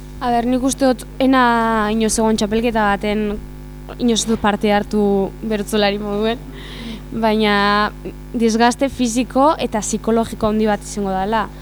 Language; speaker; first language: Basque; native; Basque